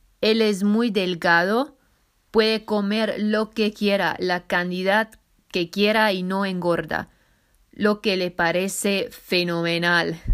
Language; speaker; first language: Spanish; non-native, fluent; German